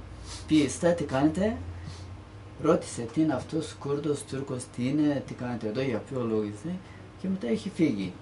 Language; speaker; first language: Greek; non-native, learner; Turkish